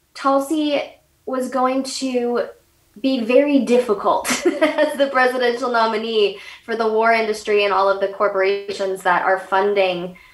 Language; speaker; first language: English; native; English